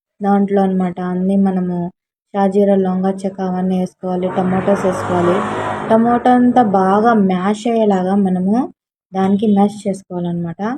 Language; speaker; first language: Telugu; non-native, local second language; Urdu